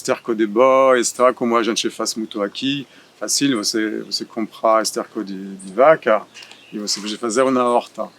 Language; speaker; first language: Portuguese; non-native, fluent; French